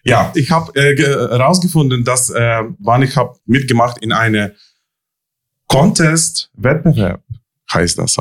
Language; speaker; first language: German; non-native, fluent; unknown